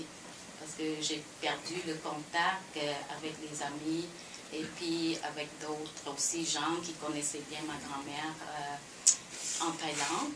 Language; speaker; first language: French; non-native, fluent; Khmer